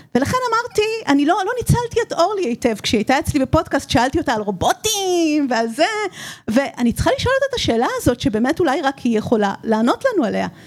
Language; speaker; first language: Hebrew; native; Hebrew